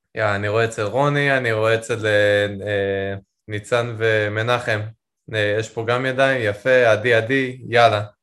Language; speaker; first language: Hebrew; native; Hebrew